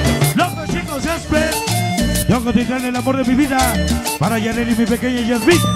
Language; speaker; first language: Spanish; native; Spanish